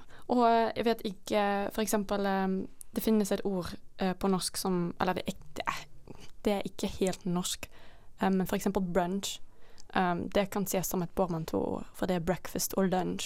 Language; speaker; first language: Norwegian; non-native, fluent; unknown